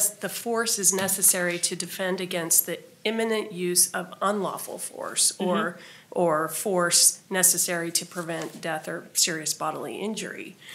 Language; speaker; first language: English; native; English